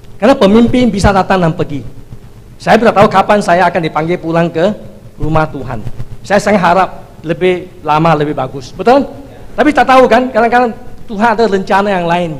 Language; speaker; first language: Indonesian; non-native, fluent; Chinese